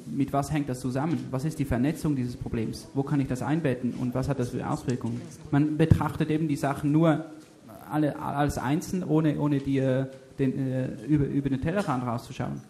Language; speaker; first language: German; native; German